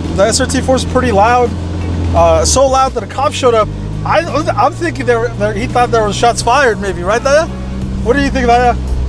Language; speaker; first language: English; native; English